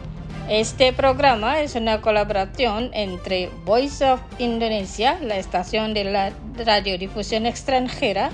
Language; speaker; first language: Spanish; non-native, fluent; Indonesian